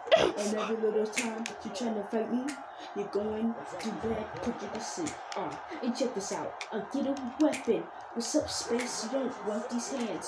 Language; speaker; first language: English; native; English